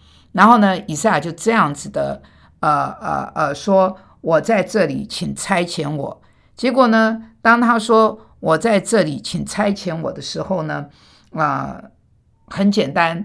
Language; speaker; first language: Chinese; non-native, fluent; Korean